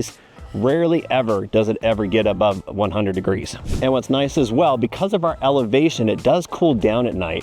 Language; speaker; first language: English; native; English